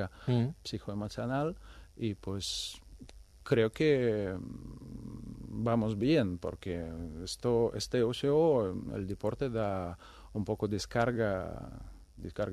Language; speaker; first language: Spanish; non-native, fluent; Ukrainian